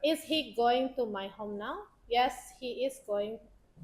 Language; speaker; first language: English; non-native, learner; Indonesian